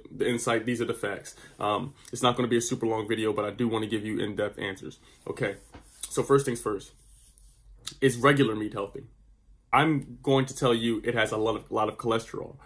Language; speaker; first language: English; native; English